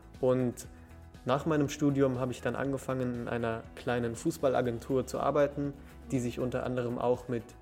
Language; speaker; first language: German; early bilingual, other home language; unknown